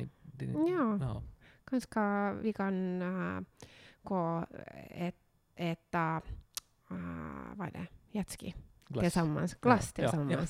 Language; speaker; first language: Swedish; non-native, local second language; Finnish